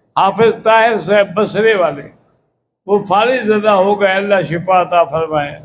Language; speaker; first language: Urdu; native; Urdu